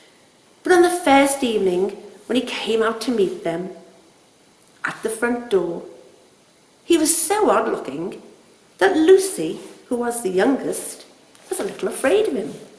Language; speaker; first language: English; native; English